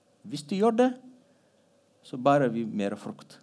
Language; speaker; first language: Norwegian; non-native, fluent; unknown